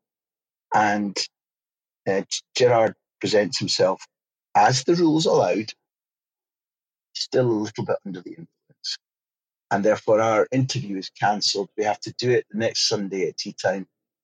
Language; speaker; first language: English; native; English